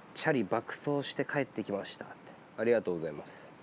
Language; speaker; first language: Japanese; native; Japanese